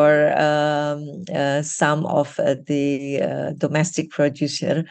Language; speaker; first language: English; non-native, fluent; Indonesian